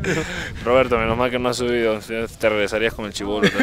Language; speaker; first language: Spanish; native; Spanish